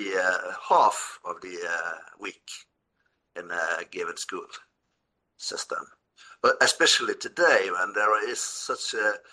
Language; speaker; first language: English; non-native, fluent; Norwegian